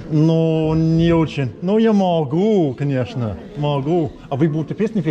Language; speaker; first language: Russian; non-native, learner; English